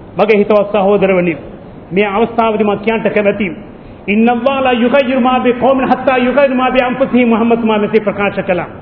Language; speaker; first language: Sinhala; non-native, local second language; Tamil